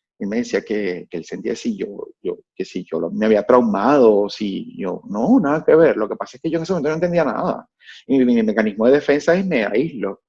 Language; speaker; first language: Spanish; native; Spanish